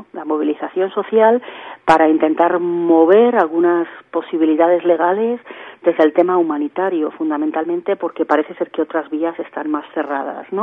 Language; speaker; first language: Spanish; native; Spanish